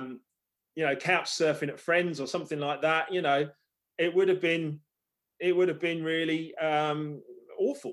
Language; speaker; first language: English; native; English